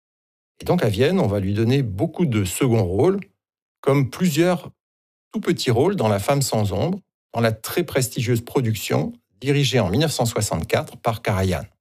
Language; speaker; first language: French; native; French